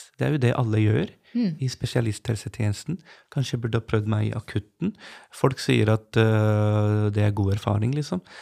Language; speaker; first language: Norwegian; early bilingual, other home language; Urdu